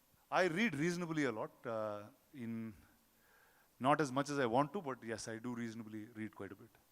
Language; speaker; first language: English; non-native, local second language; Telugu